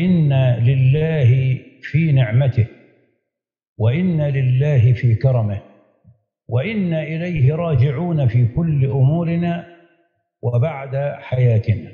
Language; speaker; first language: Arabic; native; Arabic